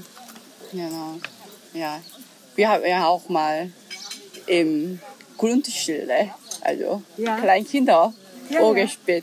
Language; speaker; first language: German; non-native, learner; Korean